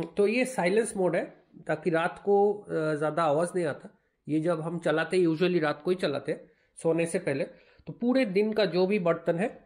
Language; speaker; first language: Hindi; non-native, local second language; Bangla